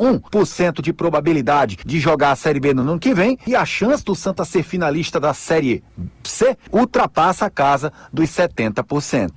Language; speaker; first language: Portuguese; native; Portuguese